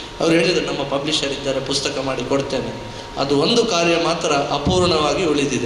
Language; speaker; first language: Kannada; non-native, local second language; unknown